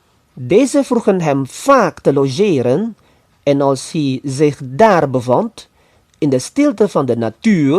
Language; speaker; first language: Dutch; non-native, fluent; Indonesian